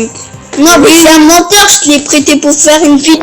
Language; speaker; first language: French; early bilingual, other home language; Romanian